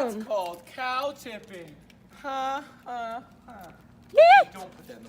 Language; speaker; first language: English; native; English